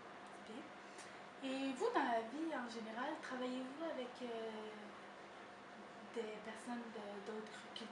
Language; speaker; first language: French; native; French